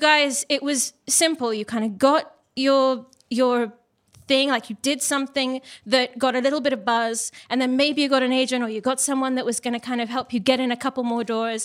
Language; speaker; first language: English; native; English